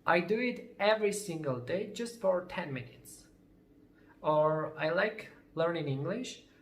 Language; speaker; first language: English; non-native, fluent; Armenian